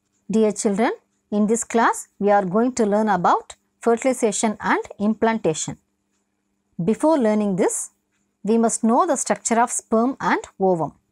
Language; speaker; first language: English; non-native, local second language; Tamil